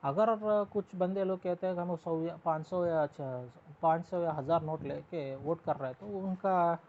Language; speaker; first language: Hindi; non-native, local second language; Telugu